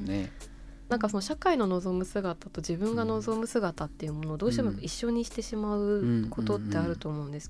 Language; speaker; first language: Japanese; native; Japanese